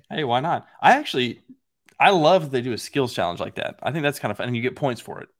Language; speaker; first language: English; native; English